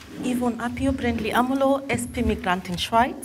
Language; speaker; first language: German; non-native, fluent; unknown